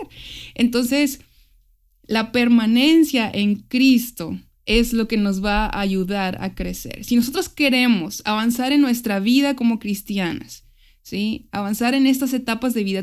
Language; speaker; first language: Spanish; native; Spanish